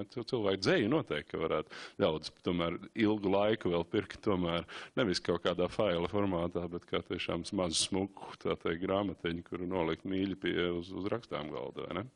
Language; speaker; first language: Latvian; native; Latvian